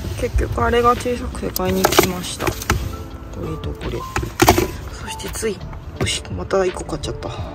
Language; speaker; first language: Japanese; native; Japanese